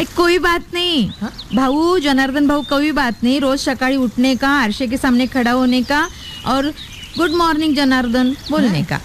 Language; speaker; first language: Hindi; non-native, local second language; Marathi